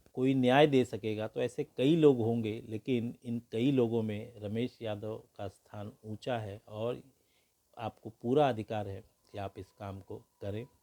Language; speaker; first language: Hindi; native; Hindi